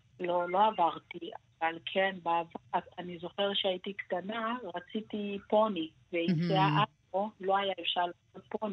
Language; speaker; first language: Hebrew; non-native, fluent; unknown